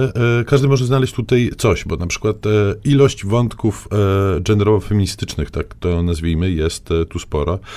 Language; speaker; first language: Polish; native; Polish